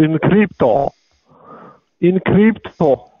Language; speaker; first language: German; non-native, learner; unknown